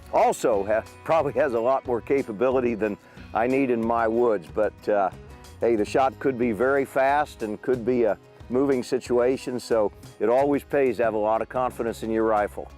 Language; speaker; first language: English; native; English